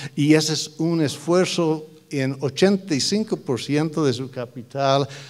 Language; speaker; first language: Spanish; non-native, fluent; English